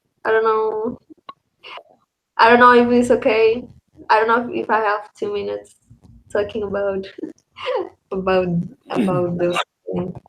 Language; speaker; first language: English; non-native, learner; Spanish